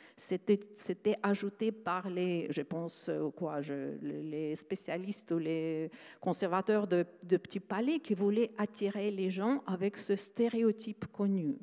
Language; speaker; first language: French; non-native, fluent; Ukrainian